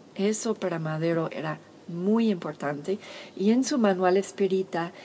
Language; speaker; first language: Spanish; non-native, fluent; English